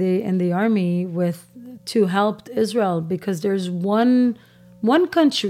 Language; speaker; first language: English; non-native, fluent; Persian